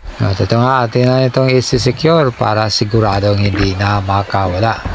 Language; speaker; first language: Filipino; non-native, local second language; Cebuano